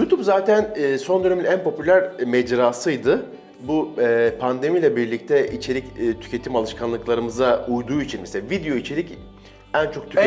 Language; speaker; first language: Turkish; native; Turkish